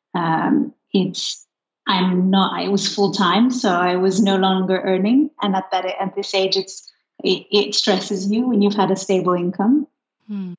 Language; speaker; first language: English; non-native, fluent; Luxembourgish